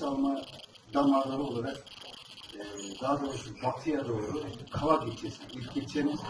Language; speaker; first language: Turkish; native; Turkish